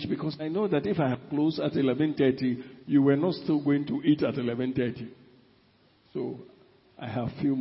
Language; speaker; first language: English; non-native, local second language; Akan